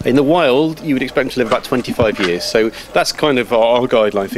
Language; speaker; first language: English; native; English